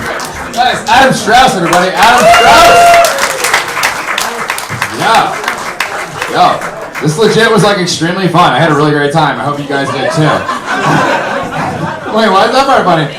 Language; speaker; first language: English; native; English